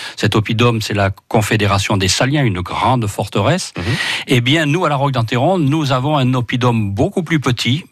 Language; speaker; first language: French; native; French